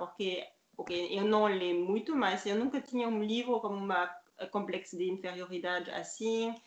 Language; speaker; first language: Portuguese; non-native, learner; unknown